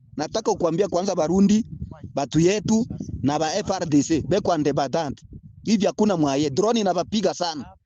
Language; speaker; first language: Swahili; native; Swahili